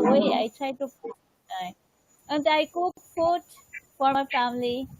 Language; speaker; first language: English; non-native, learner; Bangla